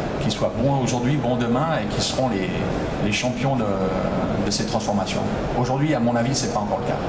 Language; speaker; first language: French; native; French